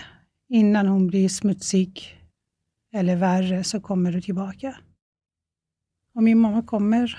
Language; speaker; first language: Swedish; non-native, fluent; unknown